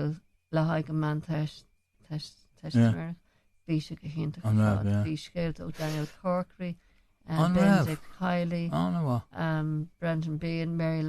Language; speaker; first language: Irish; non-native, local second language; English